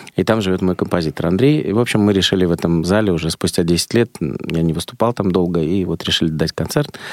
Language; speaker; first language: Russian; native; Russian